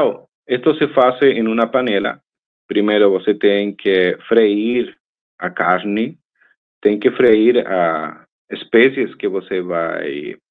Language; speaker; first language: Portuguese; non-native, fluent; Spanish